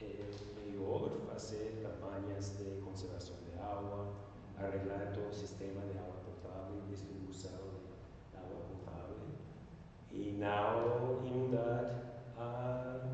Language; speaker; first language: Portuguese; non-native, learner; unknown